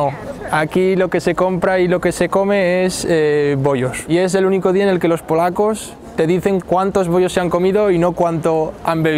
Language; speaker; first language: Spanish; native; Spanish